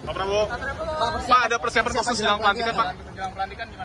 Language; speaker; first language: Indonesian; native; Indonesian